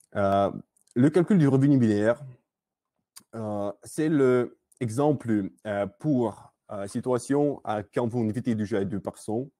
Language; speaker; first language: French; non-native, learner; Russian